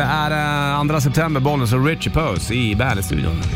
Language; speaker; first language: Swedish; native; Swedish